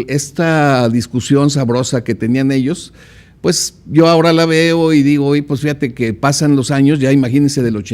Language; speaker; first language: Spanish; native; Spanish